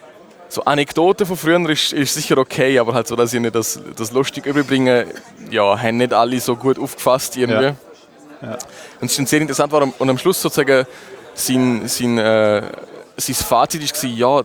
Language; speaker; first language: German; native; German